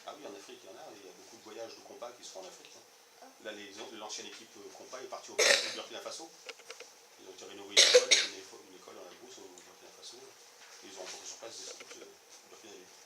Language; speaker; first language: French; native; French